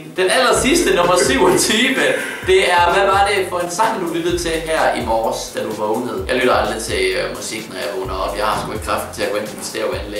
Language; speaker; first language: Danish; native; Danish